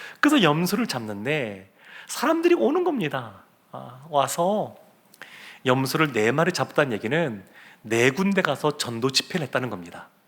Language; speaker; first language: Korean; native; Korean